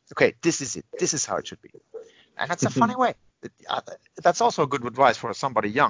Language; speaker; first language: English; non-native, fluent; Finnish